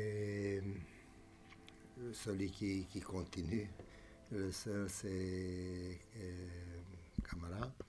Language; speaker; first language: French; non-native, fluent; Romanian